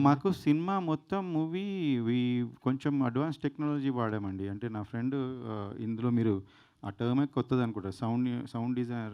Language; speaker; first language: Telugu; native; Telugu